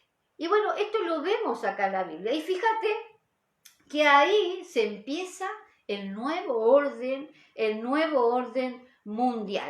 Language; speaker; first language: Spanish; native; Spanish